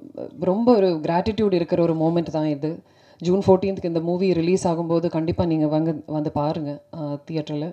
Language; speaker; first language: Tamil; non-native, fluent; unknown